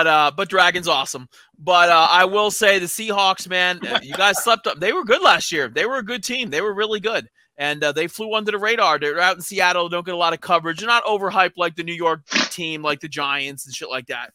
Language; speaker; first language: English; native; English